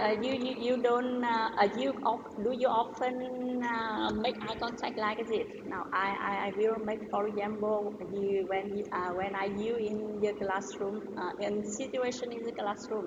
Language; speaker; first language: English; non-native, learner; Vietnamese